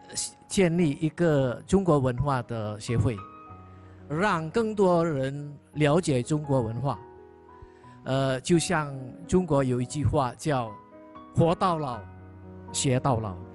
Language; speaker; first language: Chinese; non-native, fluent; Indonesian